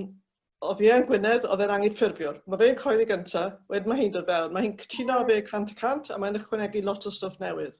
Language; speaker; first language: Welsh; native; Welsh